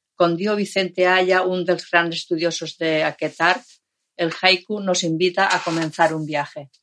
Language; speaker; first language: Catalan; non-native, local second language; Spanish